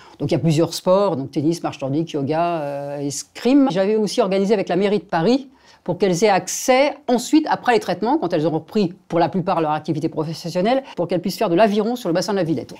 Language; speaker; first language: French; native; French